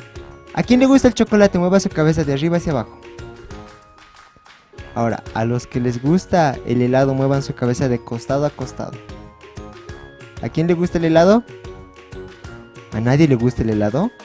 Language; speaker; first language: Spanish; native; Spanish